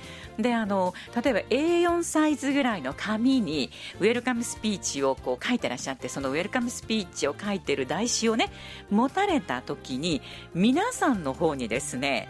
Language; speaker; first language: Japanese; native; Japanese